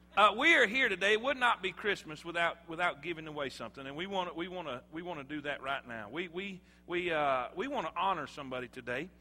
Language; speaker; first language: English; native; English